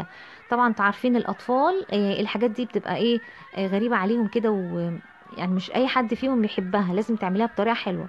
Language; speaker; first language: Arabic; native; Arabic